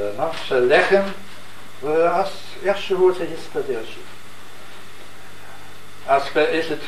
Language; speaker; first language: Hebrew; non-native, fluent; German